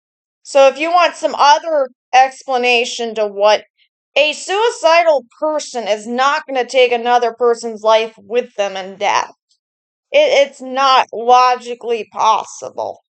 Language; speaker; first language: English; native; English